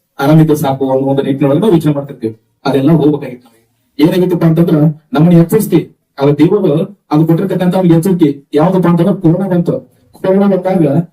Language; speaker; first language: Kannada; native; Kannada